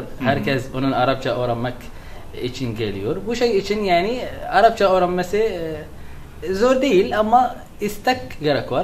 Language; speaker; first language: Turkish; non-native, learner; Arabic